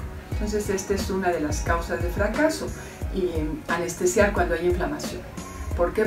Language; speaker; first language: Spanish; native; Spanish